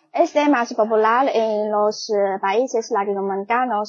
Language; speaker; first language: Spanish; non-native, learner; Chinese